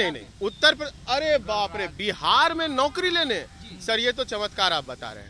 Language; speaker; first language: Hindi; native; Hindi